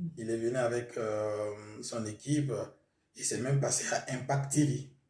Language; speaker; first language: French; non-native, local second language; Mossi